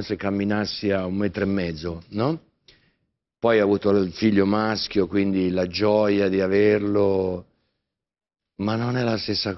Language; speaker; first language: Italian; native; Italian